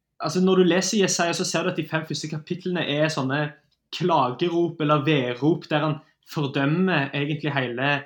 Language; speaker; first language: Norwegian; native; Norwegian